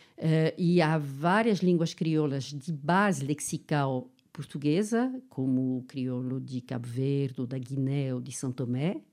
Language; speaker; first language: Portuguese; non-native, fluent; French